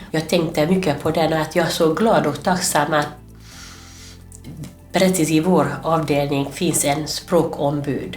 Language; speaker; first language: Swedish; non-native, fluent; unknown